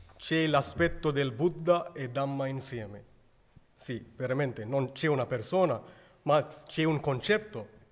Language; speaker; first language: Italian; non-native, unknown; Sinhala